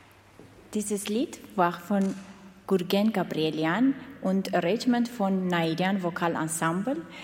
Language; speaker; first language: German; non-native, fluent; Armenian